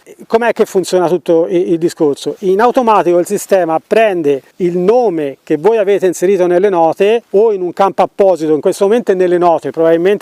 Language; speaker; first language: Italian; native; Italian